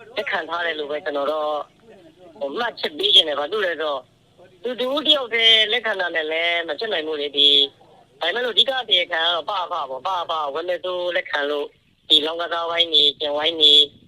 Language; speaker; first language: Burmese; native; Burmese